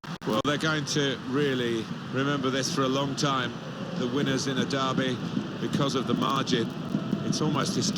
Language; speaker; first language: English; native; English